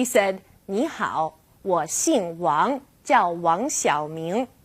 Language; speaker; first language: Chinese; non-native, fluent; English